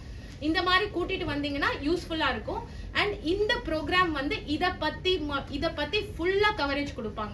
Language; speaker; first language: Tamil; native; Tamil